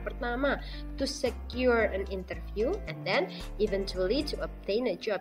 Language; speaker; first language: English; non-native, fluent; Indonesian